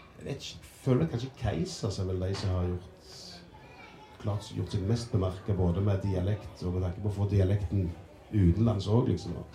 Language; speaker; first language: Norwegian; native; Norwegian